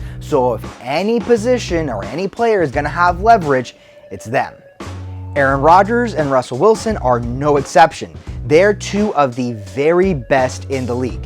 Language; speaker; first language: English; native; English